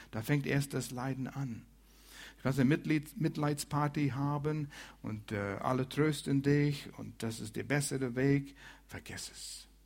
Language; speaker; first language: German; non-native, fluent; English